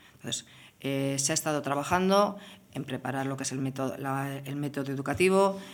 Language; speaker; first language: Spanish; native; Spanish